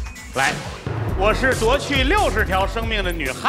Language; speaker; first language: Chinese; native; Chinese